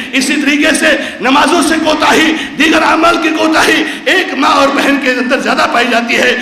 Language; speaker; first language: Urdu; non-native, local second language; Konkani